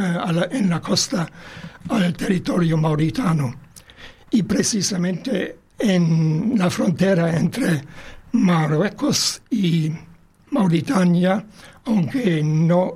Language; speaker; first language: Spanish; non-native, fluent; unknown